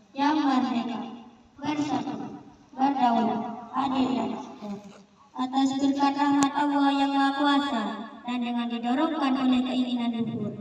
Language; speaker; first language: Indonesian; native; Indonesian